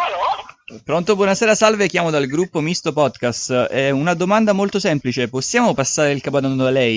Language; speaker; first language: Italian; native; Italian